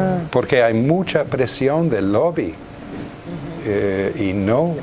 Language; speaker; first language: Spanish; non-native, fluent; English